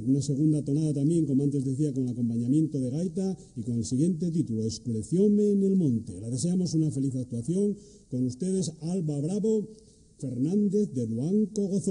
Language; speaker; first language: Spanish; native; Spanish